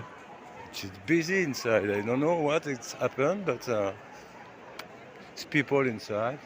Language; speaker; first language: English; non-native, learner; French